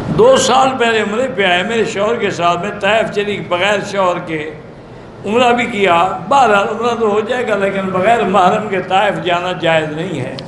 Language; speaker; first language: Urdu; native; Urdu